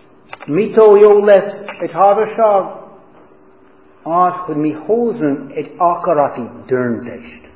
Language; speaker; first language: Hungarian; non-native, fluent; English